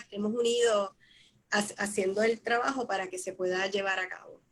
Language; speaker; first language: Spanish; native; Spanish